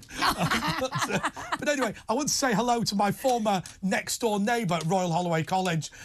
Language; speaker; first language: English; native; English